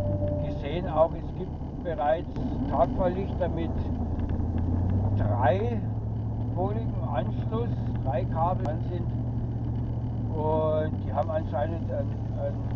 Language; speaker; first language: German; native; German